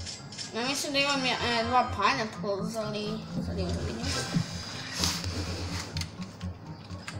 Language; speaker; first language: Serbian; early bilingual, heritage; Serbian